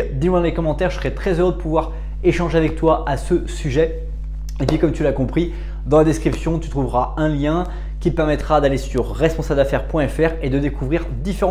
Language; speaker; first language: French; native; French